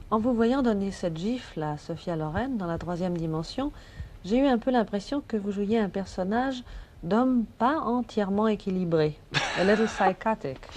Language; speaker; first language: French; native; French